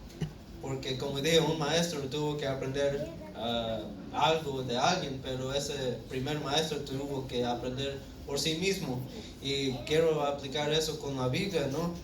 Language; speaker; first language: Spanish; early bilingual, heritage; Spanish